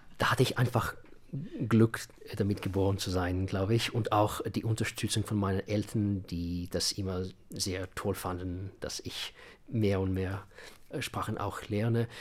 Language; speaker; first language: German; non-native, fluent; Russian